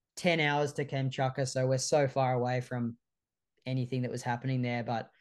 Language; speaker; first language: English; native; English